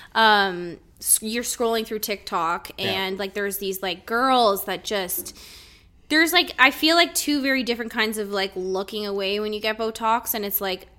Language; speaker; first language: English; early bilingual, other home language; Italian